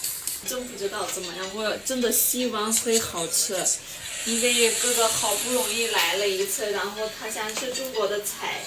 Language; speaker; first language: Chinese; non-native, fluent; Armenian